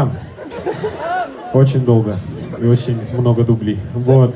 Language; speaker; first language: Russian; native; Russian